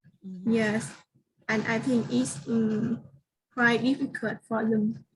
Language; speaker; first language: English; non-native, learner; Vietnamese